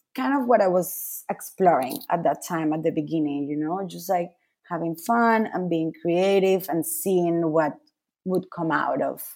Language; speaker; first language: English; non-native, fluent; Spanish